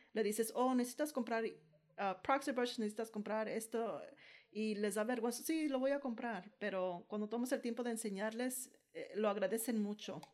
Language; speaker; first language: Spanish; early bilingual, heritage; Spanish